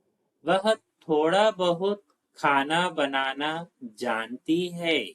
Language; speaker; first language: Hindi; non-native, local second language; Telugu